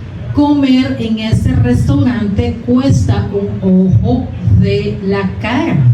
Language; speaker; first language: Spanish; non-native, fluent; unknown